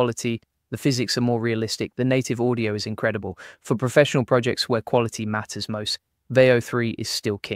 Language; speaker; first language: English; native; English